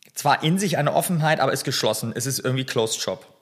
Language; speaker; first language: German; native; German